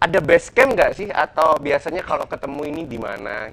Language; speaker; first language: Indonesian; native; Indonesian